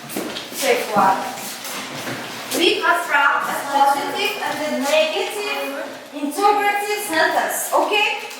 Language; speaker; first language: English; non-native, learner; Kazakh